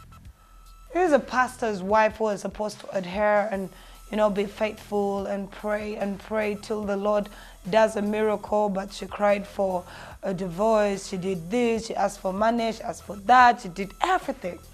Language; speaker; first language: English; non-native, local second language; Ganda